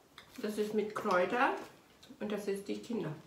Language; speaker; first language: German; non-native, learner; Thai